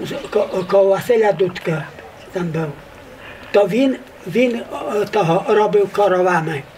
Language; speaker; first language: Polish; non-native, local second language; Rusyn